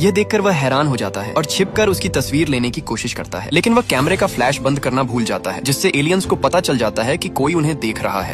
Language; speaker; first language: Hindi; native; Hindi